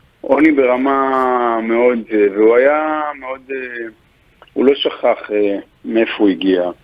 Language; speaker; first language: Hebrew; native; Hebrew